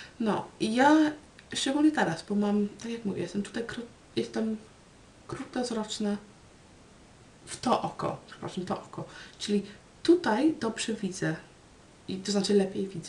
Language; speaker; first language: Polish; early bilingual, heritage; Polish